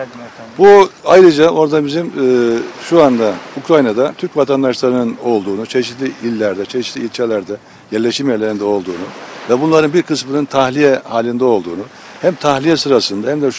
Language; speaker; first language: Turkish; native; Turkish